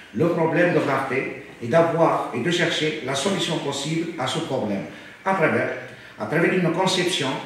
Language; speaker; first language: French; non-native, local second language; Arabic